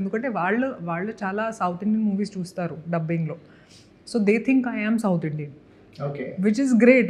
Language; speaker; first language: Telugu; non-native, fluent; Punjabi